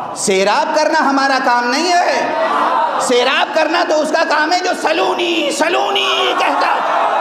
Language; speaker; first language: Urdu; native; Urdu